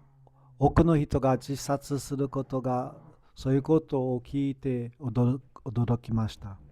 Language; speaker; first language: Japanese; non-native, fluent; Portuguese